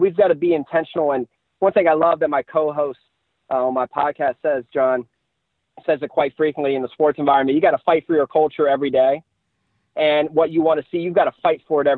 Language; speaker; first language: English; native; English